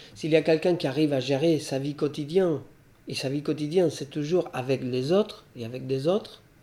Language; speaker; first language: French; non-native, fluent; Spanish